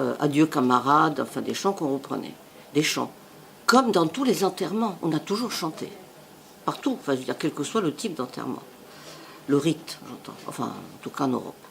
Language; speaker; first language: French; non-native, fluent; Italian